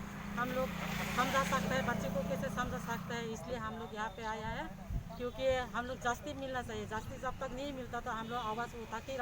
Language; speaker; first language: Hindi; non-native, local second language; Kok Borok